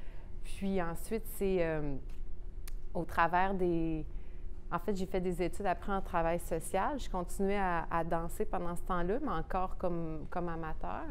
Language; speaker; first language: French; native; French